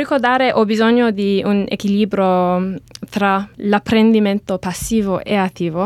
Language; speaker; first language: Italian; non-native, learner; English